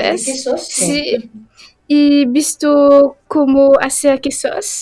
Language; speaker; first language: Spanish; non-native, learner; French